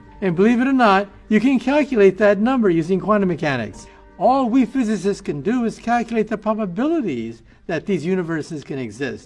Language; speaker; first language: English; native; English